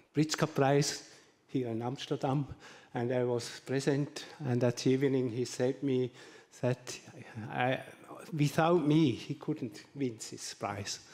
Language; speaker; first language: English; non-native, learner; German